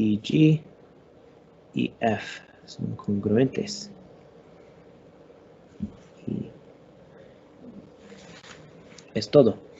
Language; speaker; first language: Spanish; non-native, learner; English